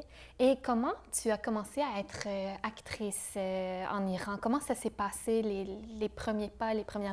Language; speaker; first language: French; native; French